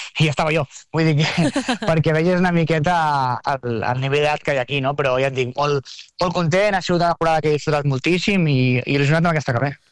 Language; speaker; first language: Catalan; native; Catalan